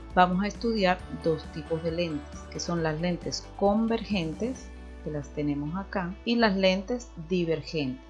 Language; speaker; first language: Spanish; native; Spanish